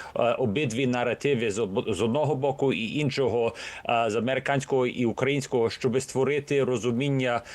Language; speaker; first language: Ukrainian; early bilingual, heritage; Ukrainian